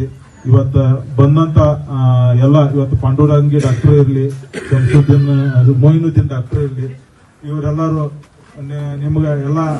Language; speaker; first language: Kannada; native; Kannada